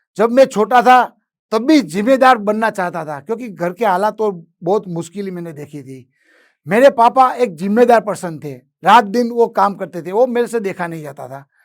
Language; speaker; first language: Hindi; non-native, local second language; Gujarati